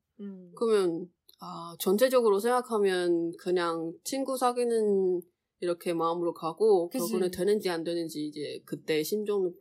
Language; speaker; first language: Korean; non-native, learner; Chinese